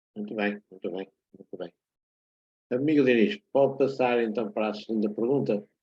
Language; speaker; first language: Portuguese; native; Portuguese